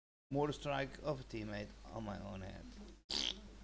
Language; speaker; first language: English; non-native, fluent; Dutch